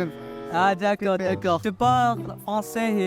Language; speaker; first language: French; non-native, learner; Filipino